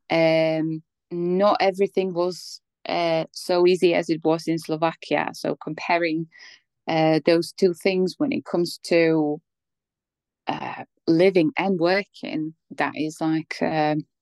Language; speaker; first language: English; non-native, fluent; Polish